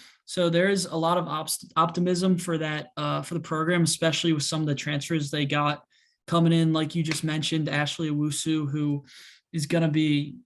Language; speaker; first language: English; native; English